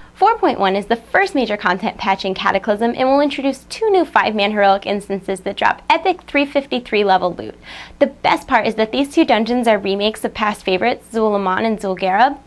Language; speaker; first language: English; native; English